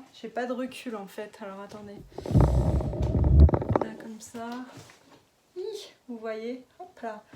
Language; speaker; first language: French; native; French